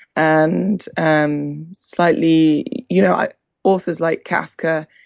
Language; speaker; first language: English; native; English